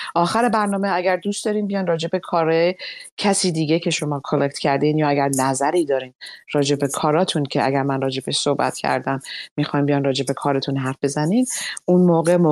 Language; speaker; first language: Persian; early bilingual, other home language; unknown